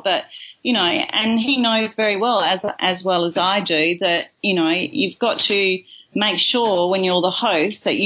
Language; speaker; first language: English; native; English